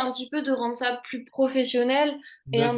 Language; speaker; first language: French; native; French